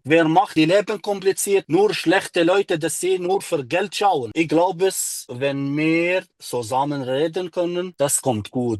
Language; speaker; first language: German; non-native, learner; Arabic